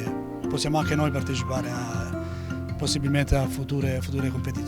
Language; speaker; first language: Italian; native; Italian